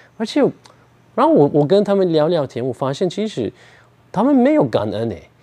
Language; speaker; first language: Chinese; non-native, fluent; Turkish